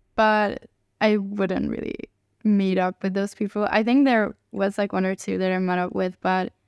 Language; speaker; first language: English; non-native, fluent; Hungarian